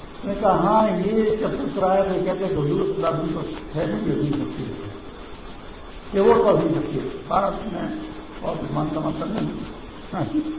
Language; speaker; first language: Urdu; non-native, local second language; Pashto